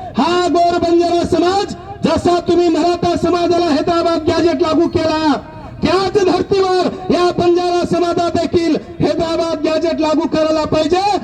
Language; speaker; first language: Marathi; non-native, local second language; Lambadi